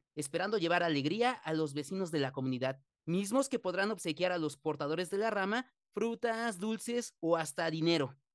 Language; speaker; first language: Spanish; native; Spanish